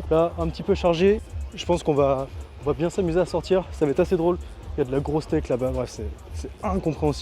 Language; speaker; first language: French; native; French